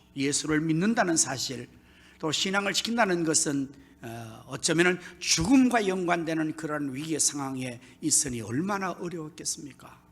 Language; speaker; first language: Korean; native; Korean